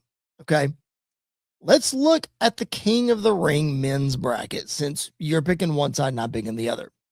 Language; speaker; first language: English; native; English